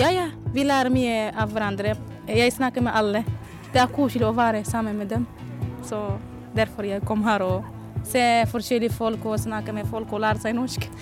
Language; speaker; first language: Norwegian; non-native, learner; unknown